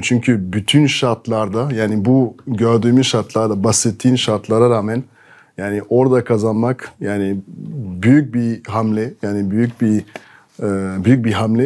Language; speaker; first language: Turkish; non-native, fluent; French